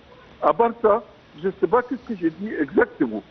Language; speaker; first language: French; non-native, fluent; Arabic